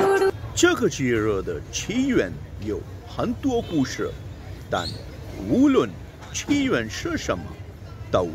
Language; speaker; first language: Chinese; non-native, learner; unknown